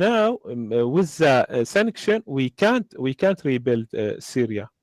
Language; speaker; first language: English; non-native, learner; Arabic